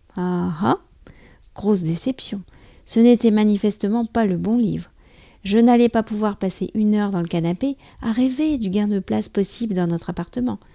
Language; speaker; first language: French; native; French